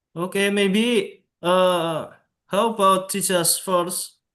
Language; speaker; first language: English; non-native, local second language; Javanese